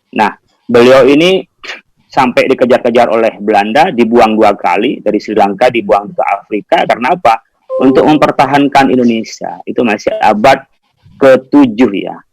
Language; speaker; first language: Indonesian; non-native, local second language; Madurese